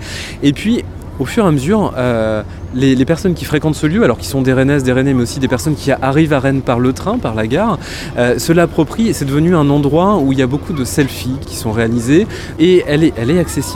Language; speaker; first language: French; native; French